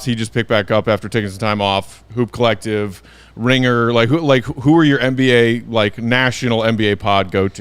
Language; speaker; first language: English; native; English